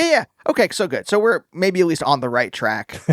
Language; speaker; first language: English; native; English